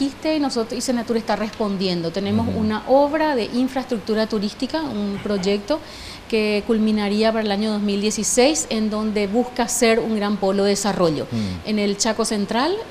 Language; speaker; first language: Spanish; native; Spanish